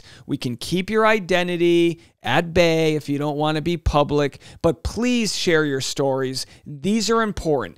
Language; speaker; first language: English; native; English